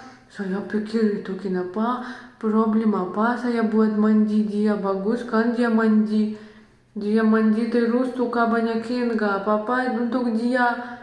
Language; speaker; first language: Indonesian; non-native, learner; Russian